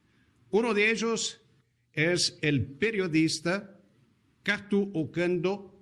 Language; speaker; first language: Spanish; non-native, fluent; Portuguese